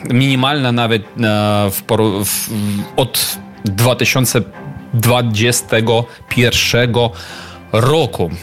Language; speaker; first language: Polish; non-native, learner; Ukrainian